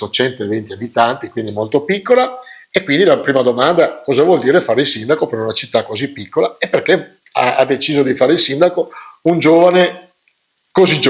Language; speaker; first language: Italian; native; Italian